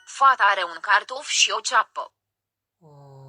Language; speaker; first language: Romanian; non-native, learner; Ukrainian